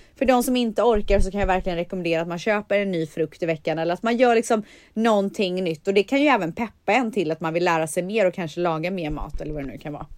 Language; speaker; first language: Swedish; native; Swedish